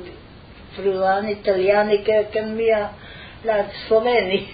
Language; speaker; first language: Italian; non-native, fluent; Slovenian